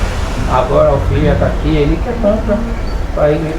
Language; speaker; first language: Portuguese; non-native, learner; Haitian Creole